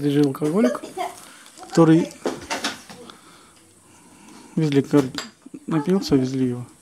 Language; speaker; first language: Russian; native; Russian